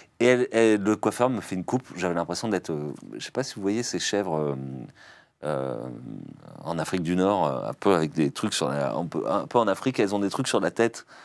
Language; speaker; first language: French; native; French